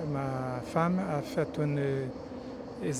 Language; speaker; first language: French; non-native, learner; Portuguese